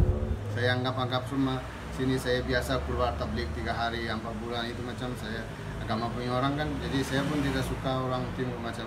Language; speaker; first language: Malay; non-native, learner; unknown